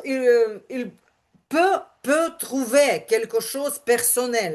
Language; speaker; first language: French; non-native, learner; Ukrainian